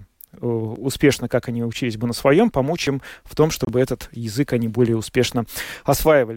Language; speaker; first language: Russian; native; Russian